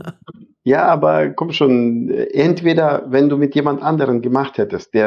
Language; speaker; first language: German; non-native, fluent; Arabic